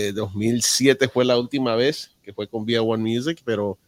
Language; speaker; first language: Spanish; native; Spanish